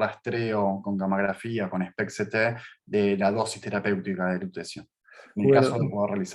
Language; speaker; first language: Spanish; native; Spanish